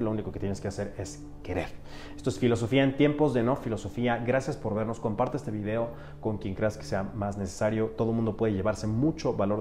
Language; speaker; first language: Spanish; native; Spanish